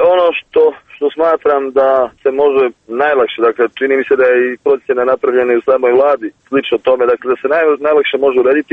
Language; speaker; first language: Serbian; native; Serbian